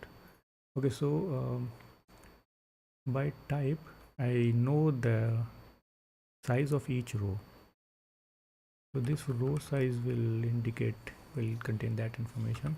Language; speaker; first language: English; non-native, local second language; Hindi